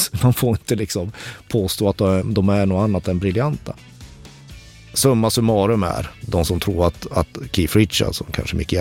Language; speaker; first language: Swedish; native; Swedish